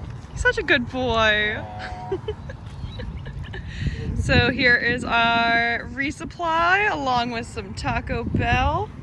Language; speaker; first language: English; native; English